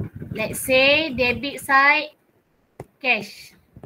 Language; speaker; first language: English; non-native, local second language; Malay